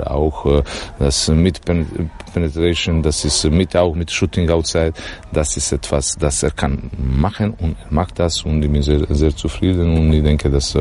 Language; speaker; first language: German; non-native, learner; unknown